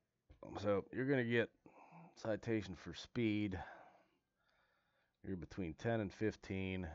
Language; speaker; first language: English; native; English